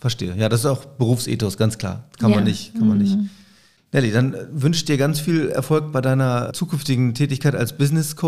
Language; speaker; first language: German; native; German